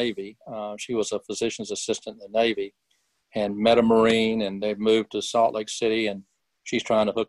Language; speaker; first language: English; native; English